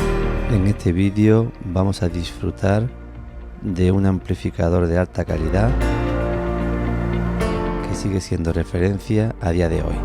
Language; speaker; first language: Spanish; native; Spanish